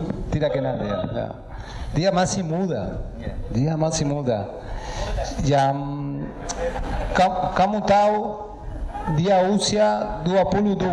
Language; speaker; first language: Indonesian; non-native, learner; Spanish